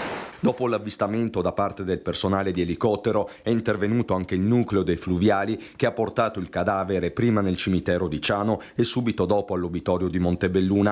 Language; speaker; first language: Italian; native; Italian